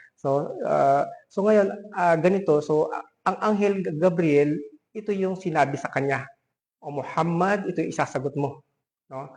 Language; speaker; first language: Filipino; non-native, local second language; Pampanga